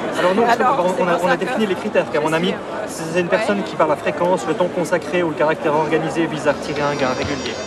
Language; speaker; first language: French; native; French